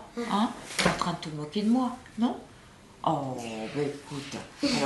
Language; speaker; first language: French; native; French